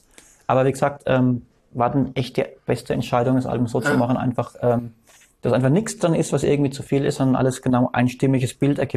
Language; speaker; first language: German; native; German